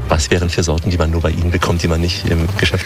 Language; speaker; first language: German; native; German